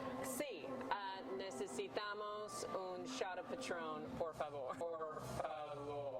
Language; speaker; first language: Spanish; non-native, learner; English